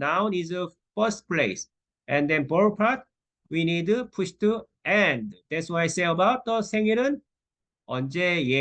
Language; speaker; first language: English; non-native, learner; Korean